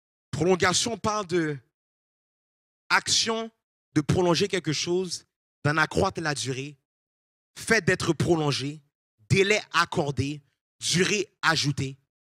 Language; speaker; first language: French; native; French